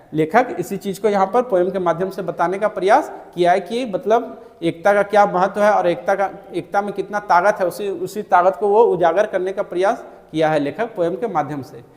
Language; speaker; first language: Hindi; native; Hindi